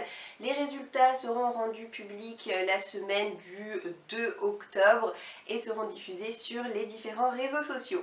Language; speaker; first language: French; native; French